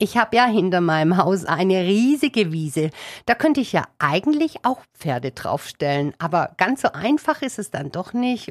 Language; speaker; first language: German; native; German